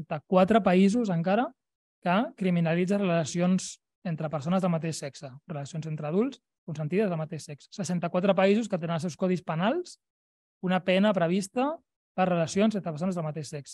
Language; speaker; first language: Catalan; native; Catalan